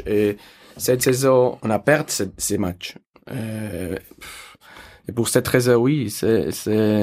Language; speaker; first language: French; non-native, learner; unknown